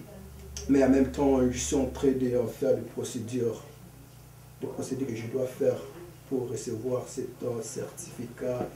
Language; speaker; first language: French; early bilingual, other home language; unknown